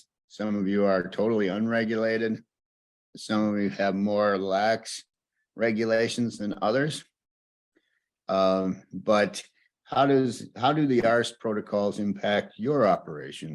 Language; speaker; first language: English; native; English